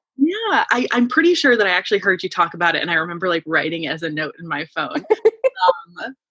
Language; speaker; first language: English; early bilingual, other home language; Yoruba